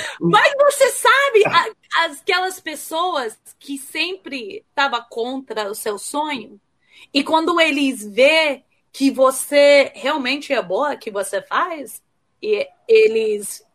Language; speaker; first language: Portuguese; early bilingual, heritage; Portuguese